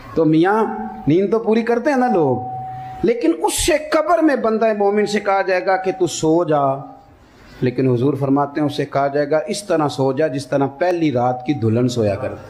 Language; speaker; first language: Urdu; non-native, local second language; Punjabi